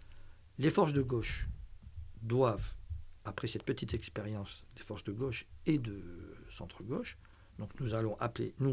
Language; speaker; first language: French; non-native, local second language; Arabic